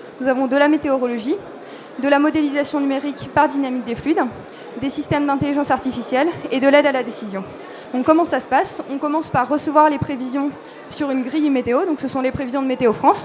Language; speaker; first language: French; native; French